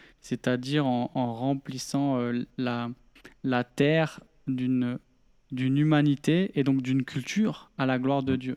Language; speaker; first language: French; native; French